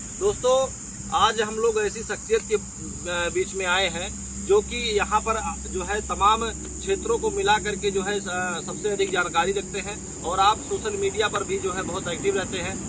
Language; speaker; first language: Hindi; native; Hindi